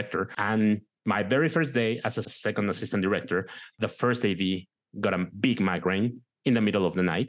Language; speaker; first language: English; non-native, fluent; Spanish